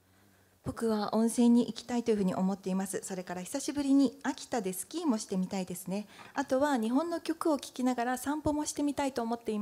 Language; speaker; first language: Japanese; native; Japanese